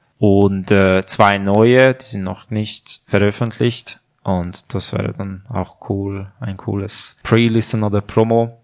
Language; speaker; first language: German; non-native, fluent; Hungarian